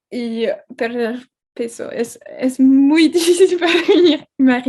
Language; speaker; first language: Spanish; non-native, fluent; French